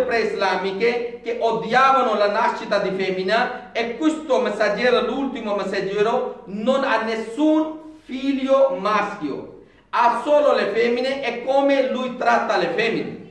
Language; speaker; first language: Italian; non-native, fluent; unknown